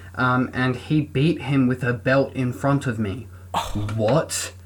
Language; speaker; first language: English; native; English